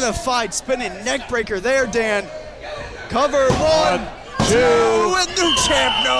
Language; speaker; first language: English; native; English